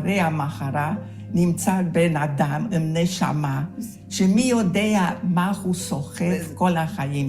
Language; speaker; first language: Hebrew; early bilingual, other home language; Hungarian